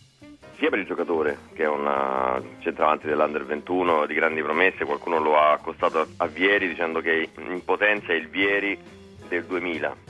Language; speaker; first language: Italian; native; Italian